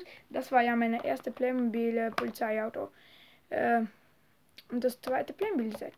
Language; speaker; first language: German; non-native, learner; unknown